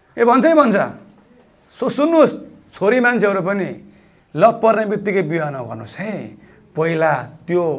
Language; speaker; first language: Nepali; non-native, local second language; Eastern Tamang